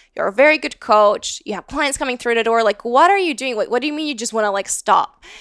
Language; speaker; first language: English; non-native, fluent; Latvian